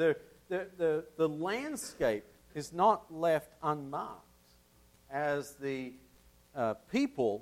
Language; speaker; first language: English; native; English